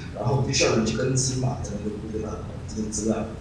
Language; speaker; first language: Chinese; non-native, fluent; English